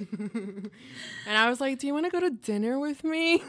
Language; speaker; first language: English; early bilingual, other home language; Spanish